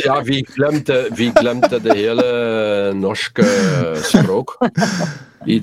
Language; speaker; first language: Norwegian; non-native, fluent; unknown